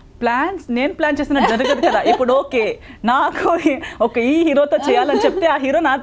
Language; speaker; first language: Telugu; non-native, learner; Konkani